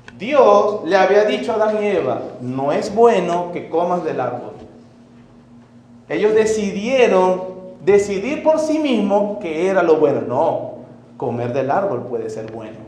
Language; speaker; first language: Spanish; native; Spanish